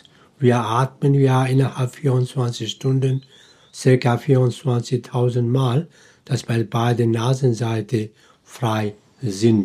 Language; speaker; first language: German; non-native, fluent; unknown